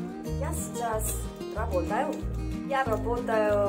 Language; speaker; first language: Russian; non-native, learner; Korean